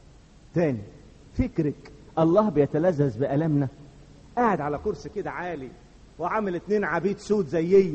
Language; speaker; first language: Arabic; native; Arabic